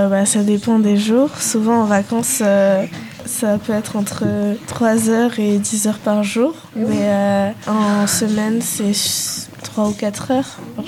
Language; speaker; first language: French; native; French